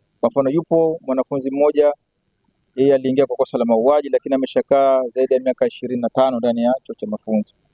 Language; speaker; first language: Swahili; native; Swahili